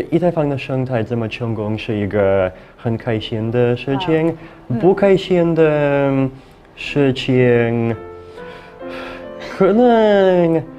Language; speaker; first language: Chinese; non-native, fluent; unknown